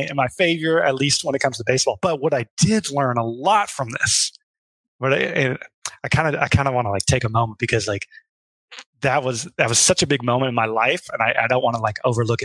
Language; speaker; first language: English; native; English